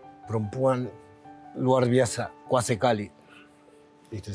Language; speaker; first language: Indonesian; non-native, learner; Spanish